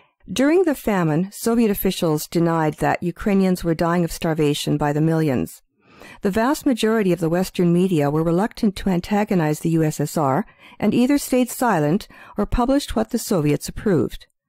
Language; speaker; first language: English; native; English